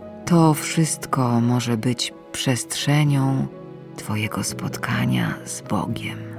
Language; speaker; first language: Polish; native; Polish